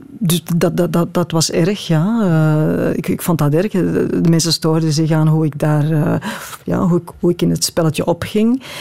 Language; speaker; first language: Dutch; native; Dutch